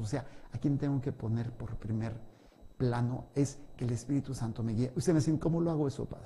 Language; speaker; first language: Spanish; native; Spanish